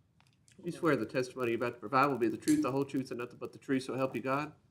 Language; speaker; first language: English; native; English